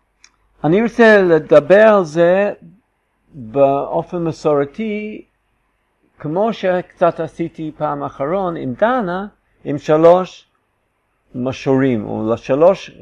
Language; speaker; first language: Hebrew; non-native, fluent; English